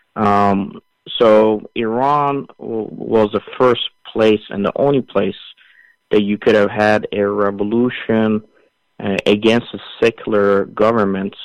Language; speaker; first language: English; early bilingual, other home language; Assyrian Neo-Aramaic